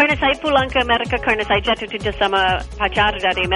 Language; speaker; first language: Indonesian; non-native, learner; English